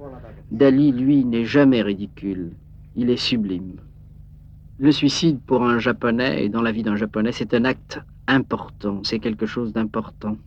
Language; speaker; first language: French; native; French